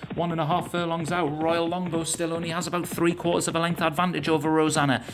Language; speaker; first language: English; native; English